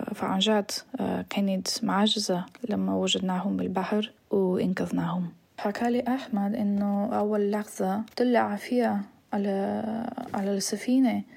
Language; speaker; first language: Arabic; non-native, fluent; Bulgarian